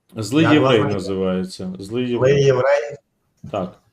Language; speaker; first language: Ukrainian; non-native, local second language; Russian